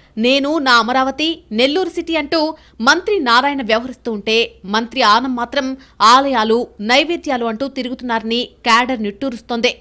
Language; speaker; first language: Telugu; native; Telugu